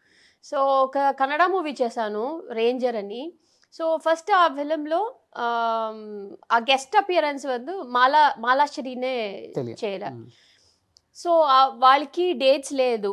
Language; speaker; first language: Telugu; non-native, local second language; Tamil